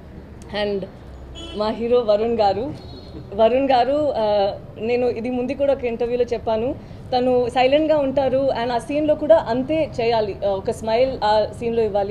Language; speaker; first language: Telugu; non-native, local second language; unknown